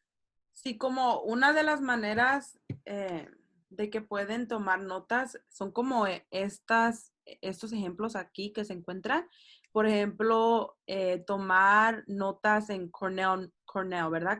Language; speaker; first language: Spanish; early bilingual, heritage; Spanish